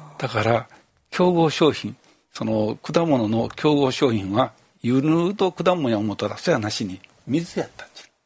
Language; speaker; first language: Japanese; native; Japanese